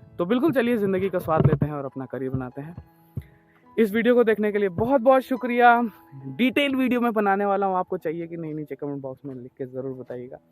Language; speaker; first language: Hindi; native; Hindi